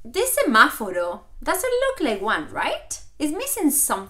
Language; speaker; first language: English; non-native, fluent; Spanish